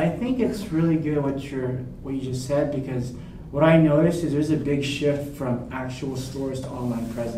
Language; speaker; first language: English; native; English